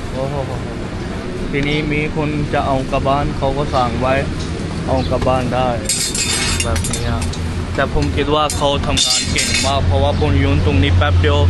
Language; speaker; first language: Thai; non-native, fluent; Urdu